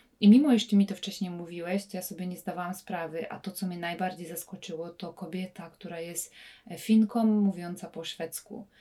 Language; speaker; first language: Polish; native; Polish